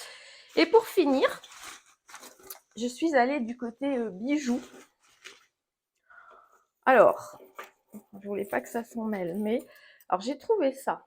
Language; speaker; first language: French; native; French